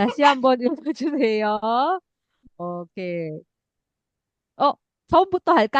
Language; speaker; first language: Korean; non-native, fluent; Indonesian